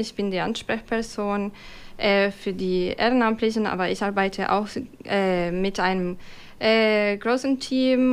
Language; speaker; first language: German; non-native, fluent; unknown